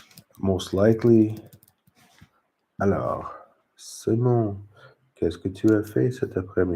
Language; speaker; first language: French; non-native, learner; English